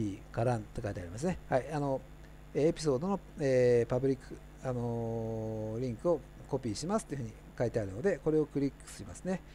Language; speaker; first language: Japanese; native; Japanese